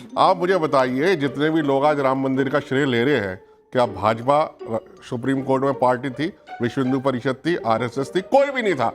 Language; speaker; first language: Hindi; native; Hindi